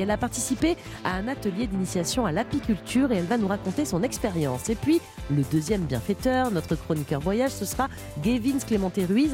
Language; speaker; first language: French; native; French